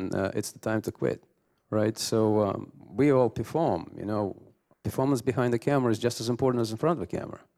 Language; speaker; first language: English; non-native, fluent; Russian